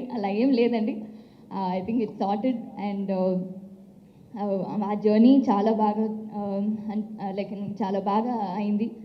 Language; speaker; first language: Telugu; non-native, local second language; Tamil